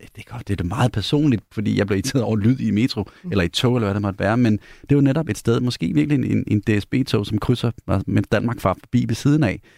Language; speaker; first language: Danish; native; Danish